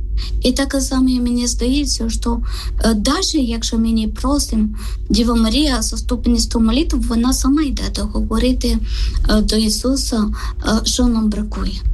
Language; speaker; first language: Ukrainian; non-native, learner; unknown